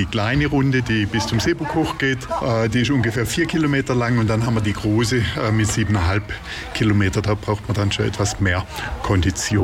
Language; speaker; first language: German; native; German